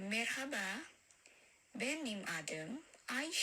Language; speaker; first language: Turkish; non-native, learner; Indonesian